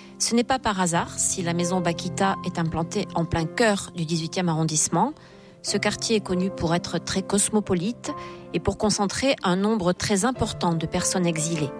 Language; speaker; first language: French; native; French